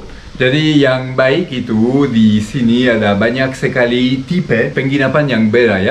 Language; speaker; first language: Indonesian; non-native, fluent; Croatian